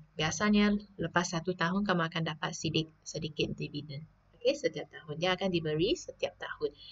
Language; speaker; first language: Malay; non-native, local second language; Chinese